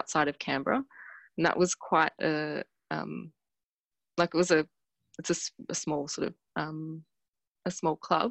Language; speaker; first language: English; native; English